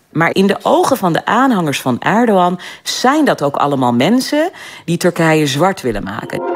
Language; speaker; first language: Dutch; early bilingual, other home language; Turkish